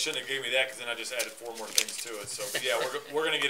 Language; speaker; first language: English; native; English